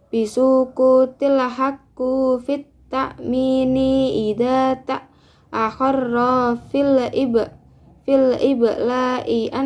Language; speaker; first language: Arabic; non-native, learner; Indonesian